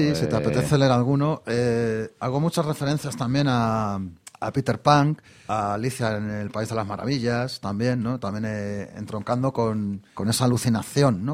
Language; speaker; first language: Spanish; native; Spanish